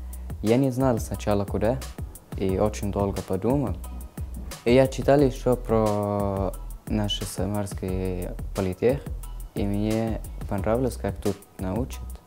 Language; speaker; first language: Russian; non-native, learner; Arabic